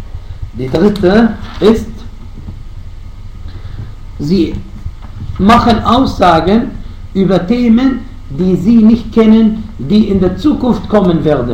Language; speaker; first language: German; non-native, fluent; Arabic